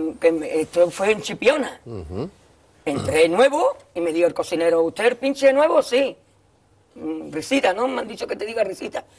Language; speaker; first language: Spanish; native; Spanish